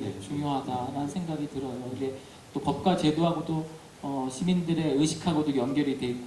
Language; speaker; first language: Korean; native; Korean